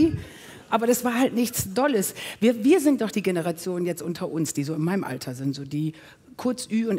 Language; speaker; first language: German; native; German